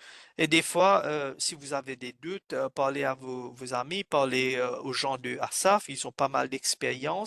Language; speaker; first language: French; non-native, fluent; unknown